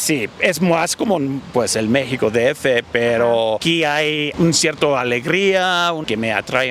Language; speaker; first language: Spanish; early bilingual, heritage; English